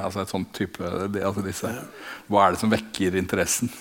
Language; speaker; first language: Norwegian; native; Norwegian